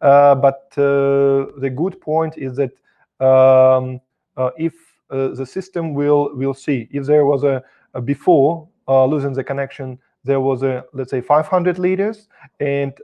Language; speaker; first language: English; non-native, fluent; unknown